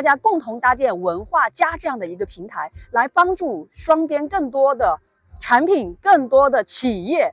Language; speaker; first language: Chinese; native; Chinese